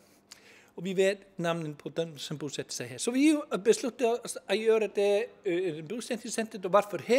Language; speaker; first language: Swedish; non-native, fluent; Icelandic